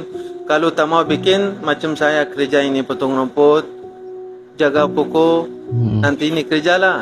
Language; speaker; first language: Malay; non-native, learner; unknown